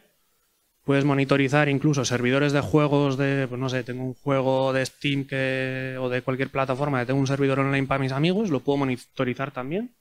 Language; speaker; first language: Spanish; native; Spanish